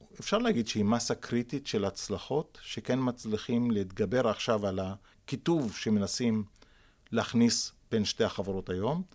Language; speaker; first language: Hebrew; non-native, local second language; Arabic